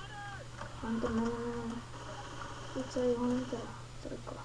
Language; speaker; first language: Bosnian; early bilingual, heritage; Bosnian